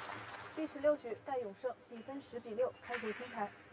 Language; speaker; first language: Chinese; native; Chinese